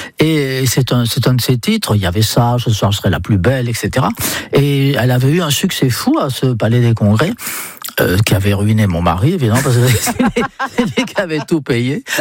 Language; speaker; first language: French; non-native, fluent; English